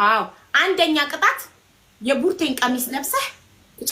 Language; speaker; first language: Amharic; native; Amharic